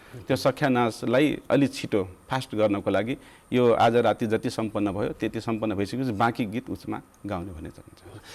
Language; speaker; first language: Nepali; non-native, local second language; Rana Tharu